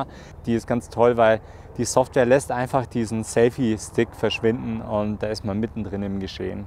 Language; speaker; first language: German; native; German